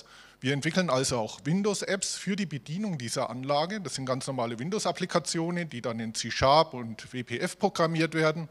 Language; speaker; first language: German; native; German